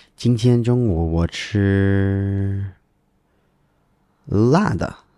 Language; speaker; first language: Chinese; non-native, learner; English